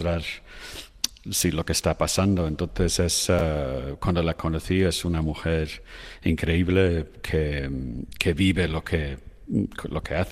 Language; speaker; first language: Spanish; non-native, fluent; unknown